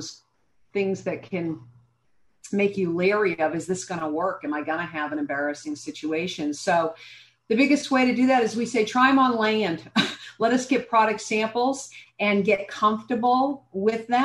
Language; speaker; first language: English; native; English